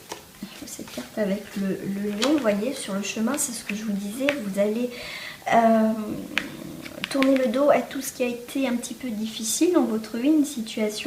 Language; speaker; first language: French; native; French